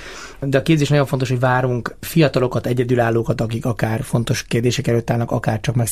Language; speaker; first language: Hungarian; native; Hungarian